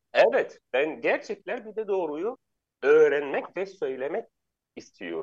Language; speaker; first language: Turkish; non-native, learner; Arabic